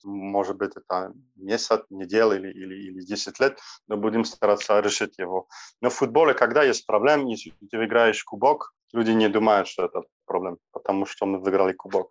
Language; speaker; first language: Russian; non-native, learner; Polish